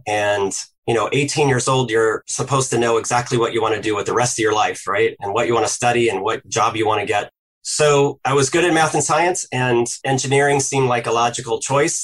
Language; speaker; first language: English; native; English